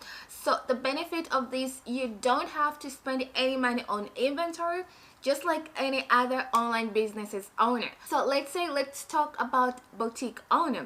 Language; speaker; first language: English; non-native, fluent; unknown